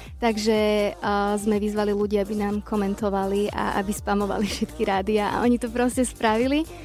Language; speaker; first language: Slovak; native; Slovak